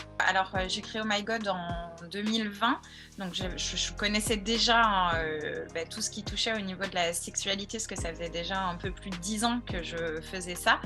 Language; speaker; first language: French; native; French